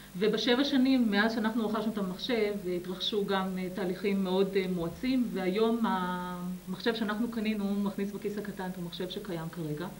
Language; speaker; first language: Hebrew; native; Hebrew